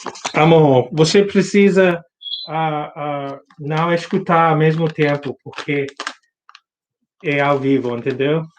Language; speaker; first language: Portuguese; non-native, learner; English